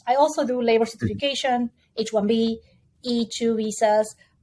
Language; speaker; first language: English; non-native, fluent; Spanish